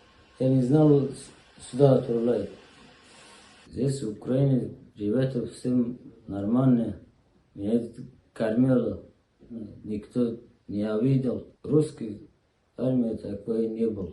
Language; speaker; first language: Russian; non-native, learner; Uzbek